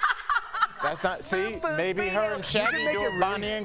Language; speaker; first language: English; native; English